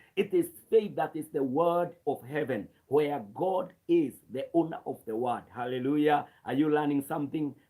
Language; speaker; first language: English; non-native, local second language; Swahili